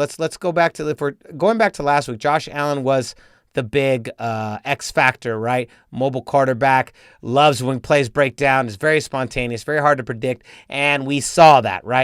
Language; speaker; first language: English; native; English